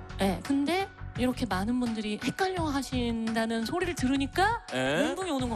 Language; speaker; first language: Korean; native; Korean